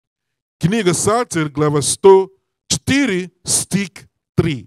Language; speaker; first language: Russian; non-native, learner; English